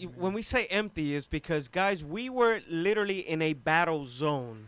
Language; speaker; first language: English; early bilingual, other home language; Spanish